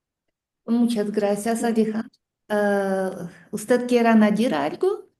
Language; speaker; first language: Spanish; non-native, fluent; Russian